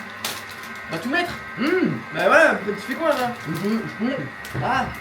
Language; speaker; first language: French; native; French